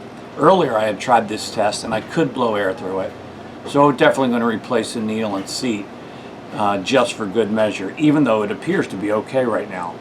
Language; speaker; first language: English; native; English